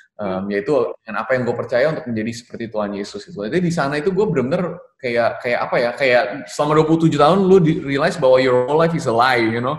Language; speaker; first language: Indonesian; native; Indonesian